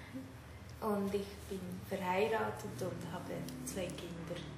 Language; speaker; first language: German; non-native, fluent; Tamil